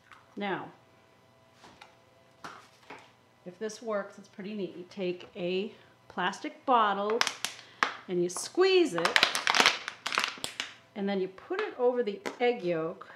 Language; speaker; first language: English; native; English